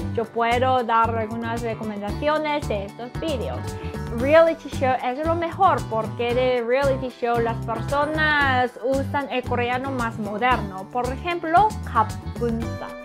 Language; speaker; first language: Spanish; non-native, fluent; Korean